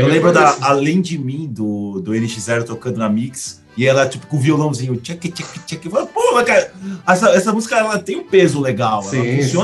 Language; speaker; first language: Portuguese; native; Portuguese